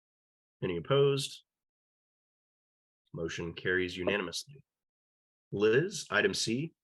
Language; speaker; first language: English; native; English